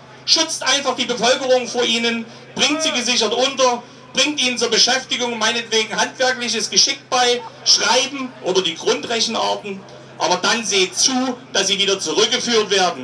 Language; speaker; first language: German; native; German